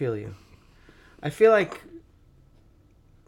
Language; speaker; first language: English; non-native, fluent; Hebrew